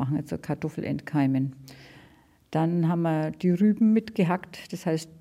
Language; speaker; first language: German; native; German